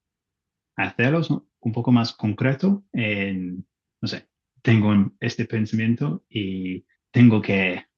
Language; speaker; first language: Spanish; non-native, learner; English